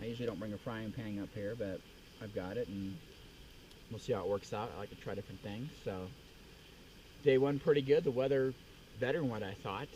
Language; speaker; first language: English; native; English